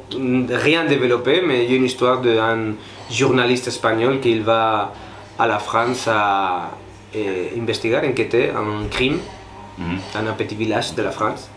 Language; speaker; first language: French; non-native, fluent; Spanish